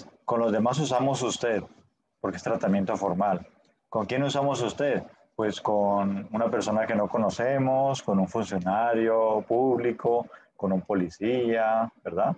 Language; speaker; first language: Spanish; native; Spanish